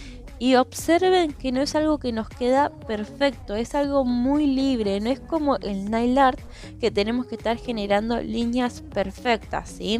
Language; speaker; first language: Spanish; native; Spanish